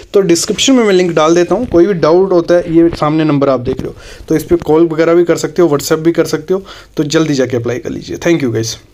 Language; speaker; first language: Hindi; native; Hindi